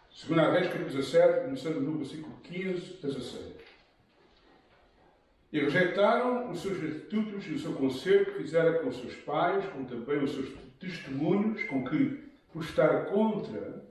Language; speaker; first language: Portuguese; native; Portuguese